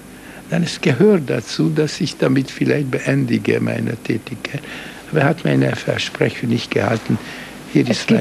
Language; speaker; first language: German; non-native, fluent; Hungarian